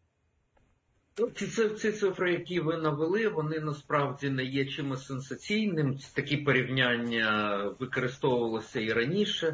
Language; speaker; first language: Ukrainian; native; Ukrainian